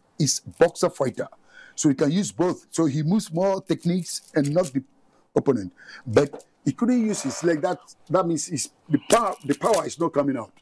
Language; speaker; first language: English; non-native, local second language; Ga